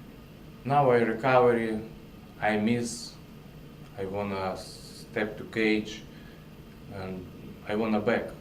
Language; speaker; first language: English; non-native, learner; Russian